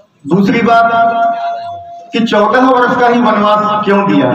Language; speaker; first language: Hindi; native; Hindi